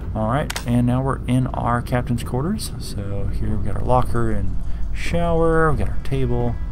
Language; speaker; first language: English; native; English